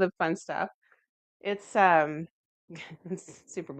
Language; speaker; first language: English; native; English